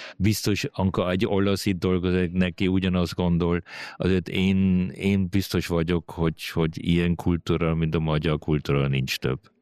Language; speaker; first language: Hungarian; early bilingual, heritage; Hungarian